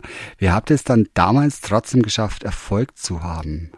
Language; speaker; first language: German; native; German